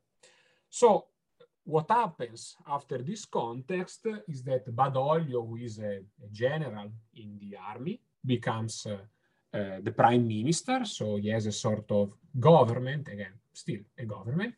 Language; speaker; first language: English; non-native, fluent; Italian